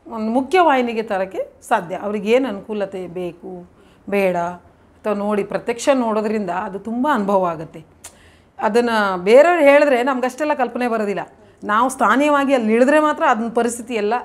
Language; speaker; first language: Kannada; non-native, local second language; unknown